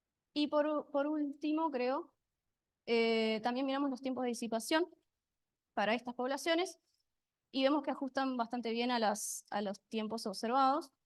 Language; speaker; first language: Spanish; native; Spanish